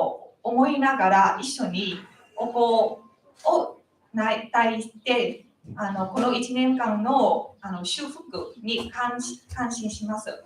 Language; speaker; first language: Japanese; non-native, learner; Vietnamese